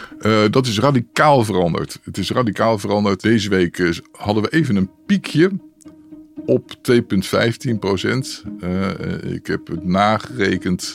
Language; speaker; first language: Dutch; native; Dutch